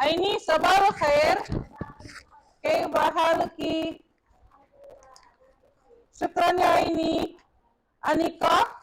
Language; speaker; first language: Arabic; non-native, fluent; Indonesian